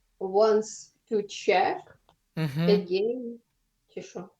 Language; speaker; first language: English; non-native, learner; Ukrainian